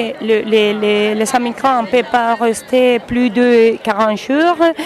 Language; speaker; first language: French; non-native, learner; Spanish